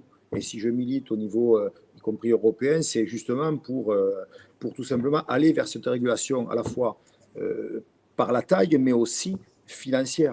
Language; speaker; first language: French; native; French